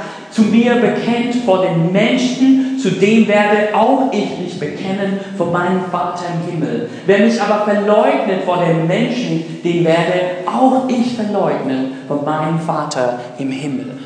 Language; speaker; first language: German; non-native, fluent; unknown